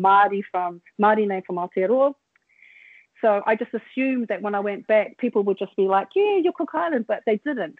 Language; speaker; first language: English; native; English